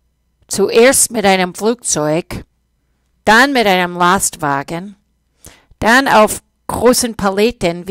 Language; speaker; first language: German; non-native, fluent; English